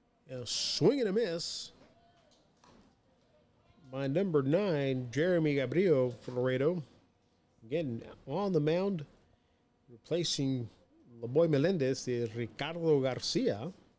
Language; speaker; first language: English; native; English